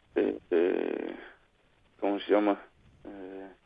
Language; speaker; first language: Spanish; non-native, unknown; Kalaallisut